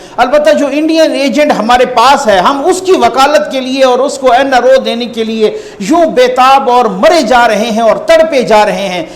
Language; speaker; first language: Urdu; native; Urdu